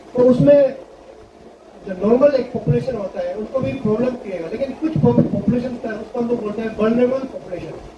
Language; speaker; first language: Hindi; non-native, local second language; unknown